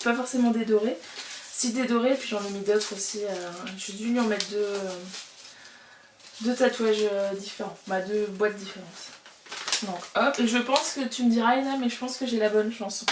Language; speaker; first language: French; native; French